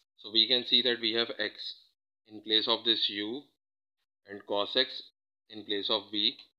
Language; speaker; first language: English; non-native, local second language; Urdu